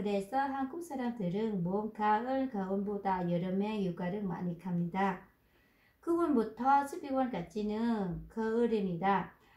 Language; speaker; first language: Korean; non-native, fluent; Vietnamese